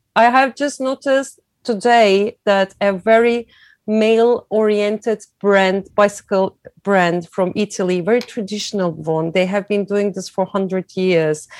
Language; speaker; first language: English; non-native, fluent; Turkish